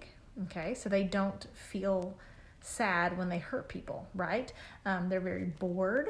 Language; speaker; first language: English; native; English